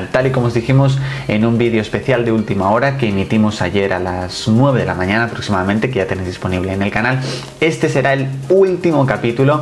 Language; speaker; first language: Spanish; native; Spanish